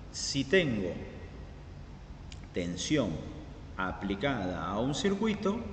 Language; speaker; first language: Spanish; native; Spanish